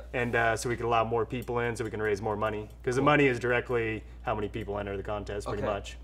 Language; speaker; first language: English; native; English